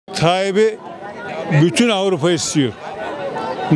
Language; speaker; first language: Turkish; native; Turkish